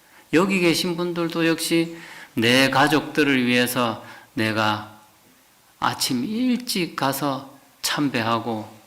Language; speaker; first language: Korean; native; Korean